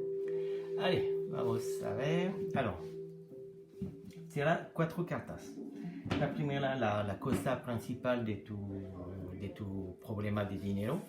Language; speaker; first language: Spanish; non-native, learner; French